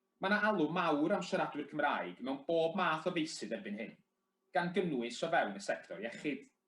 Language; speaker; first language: Welsh; native; Welsh